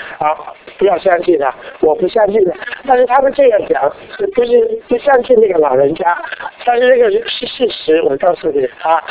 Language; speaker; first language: Chinese; non-native, local second language; Cantonese